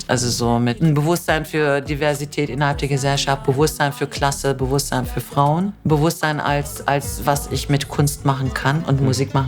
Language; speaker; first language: German; native; German